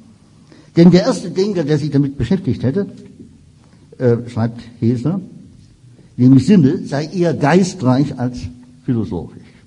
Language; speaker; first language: German; native; German